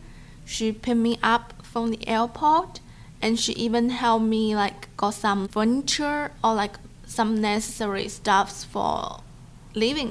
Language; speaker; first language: English; non-native, learner; Chinese